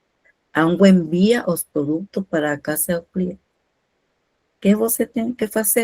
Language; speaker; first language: Portuguese; non-native, fluent; Spanish